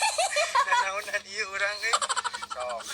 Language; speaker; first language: Indonesian; native; Indonesian